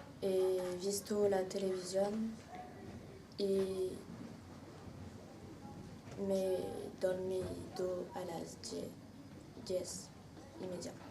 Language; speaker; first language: Spanish; non-native, learner; French